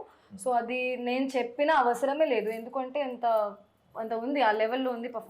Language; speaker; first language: Telugu; non-native, fluent; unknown